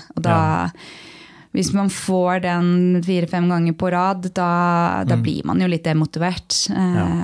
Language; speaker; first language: Norwegian; native; Norwegian